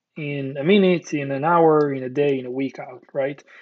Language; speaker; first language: English; non-native, fluent; Hebrew